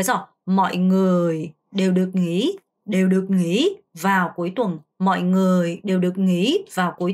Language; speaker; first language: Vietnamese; non-native, fluent; Korean